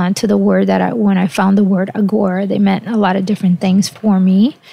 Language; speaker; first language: English; early bilingual, other home language; Portuguese